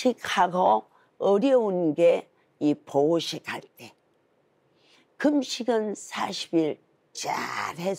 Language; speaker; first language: Korean; native; Korean